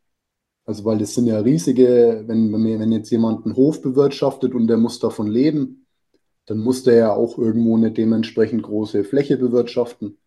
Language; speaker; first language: German; native; German